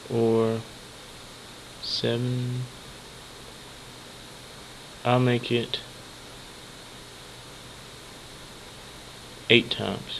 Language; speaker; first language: English; native; English